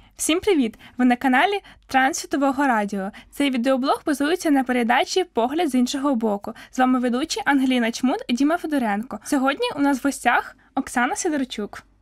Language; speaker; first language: Ukrainian; native; Ukrainian